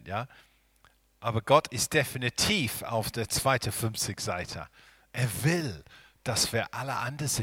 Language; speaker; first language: German; non-native, fluent; English